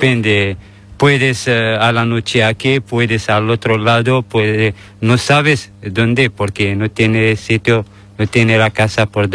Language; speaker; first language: Spanish; non-native, learner; Arabic